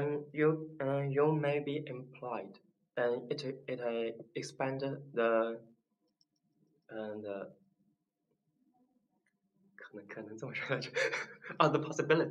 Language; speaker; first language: English; non-native, learner; Chinese